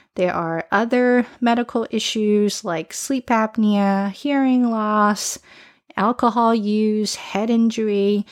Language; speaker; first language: English; early bilingual, other home language; Chinese